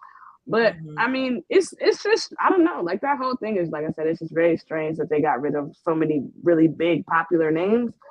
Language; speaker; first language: English; native; English